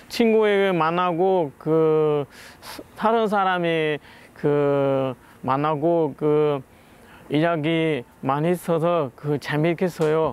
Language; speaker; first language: Korean; non-native, learner; Vietnamese